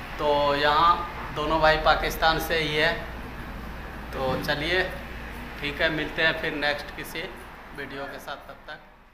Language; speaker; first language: Hindi; native; Hindi